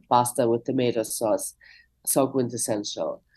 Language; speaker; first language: English; non-native, fluent; Russian